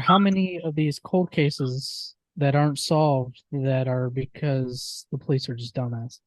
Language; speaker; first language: English; native; English